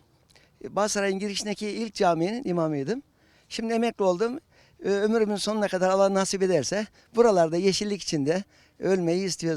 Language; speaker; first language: Turkish; native; Turkish